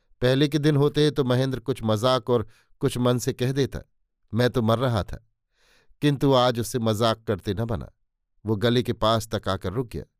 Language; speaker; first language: Hindi; native; Hindi